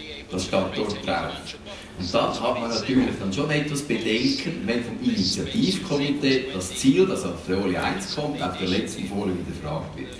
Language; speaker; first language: German; native; German